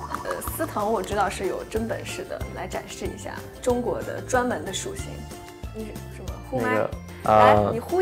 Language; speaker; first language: Chinese; native; Chinese